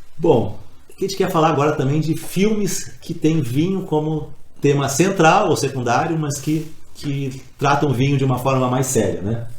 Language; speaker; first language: Portuguese; native; Portuguese